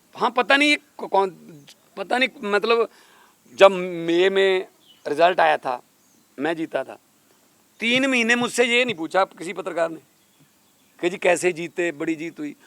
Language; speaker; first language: Hindi; non-native, local second language; Punjabi